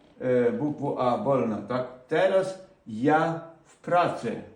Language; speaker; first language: Polish; non-native, fluent; Ukrainian